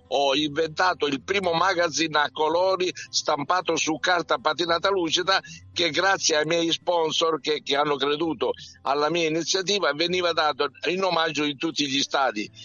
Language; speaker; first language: Italian; native; Italian